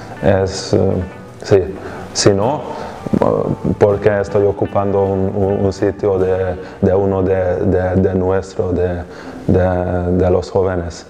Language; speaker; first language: Spanish; non-native, fluent; Hungarian